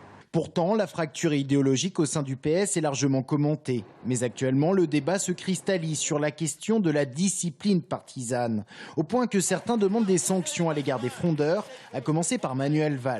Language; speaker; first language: French; native; French